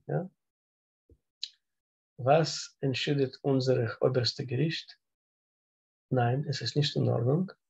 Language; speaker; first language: German; non-native, learner; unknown